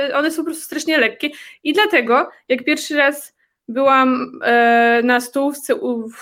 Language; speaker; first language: Polish; native; Polish